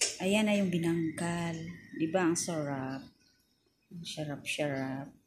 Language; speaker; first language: Filipino; non-native, local second language; Cebuano